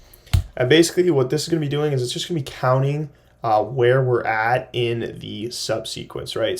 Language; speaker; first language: English; native; English